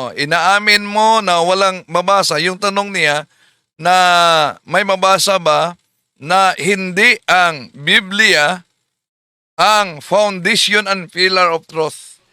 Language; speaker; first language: Filipino; non-native, local second language; Cebuano